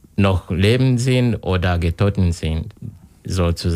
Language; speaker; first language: German; non-native, learner; Kinyarwanda